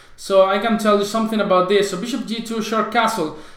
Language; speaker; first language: English; non-native, fluent; Spanish